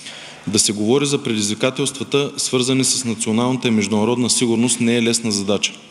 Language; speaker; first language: Bulgarian; native; Bulgarian